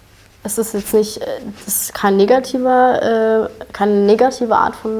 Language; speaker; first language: German; early bilingual, other home language; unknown